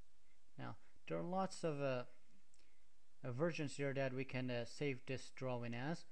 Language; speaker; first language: English; non-native, fluent; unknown